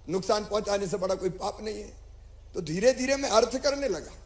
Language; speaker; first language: Hindi; native; Hindi